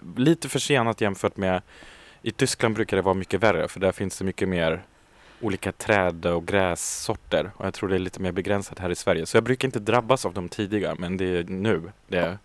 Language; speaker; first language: Swedish; non-native, fluent; German